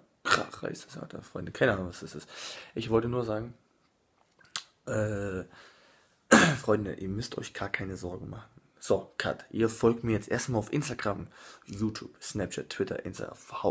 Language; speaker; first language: German; non-native, fluent; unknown